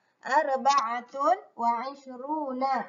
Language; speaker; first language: Arabic; non-native, learner; Malay